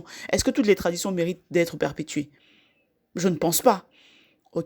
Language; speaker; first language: French; native; French